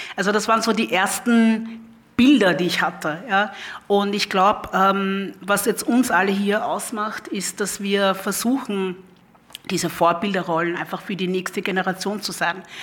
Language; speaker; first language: German; early bilingual, other home language; Lingala